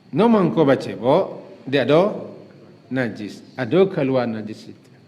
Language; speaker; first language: Malay; non-native, local second language; Minangkabau